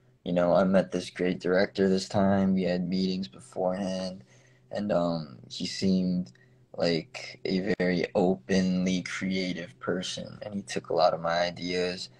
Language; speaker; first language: English; early bilingual, other home language; Korean